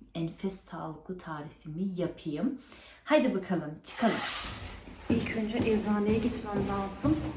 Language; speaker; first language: Turkish; early bilingual, heritage; Turkish